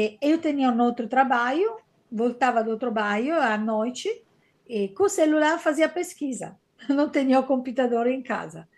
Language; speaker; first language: Portuguese; non-native, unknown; Italian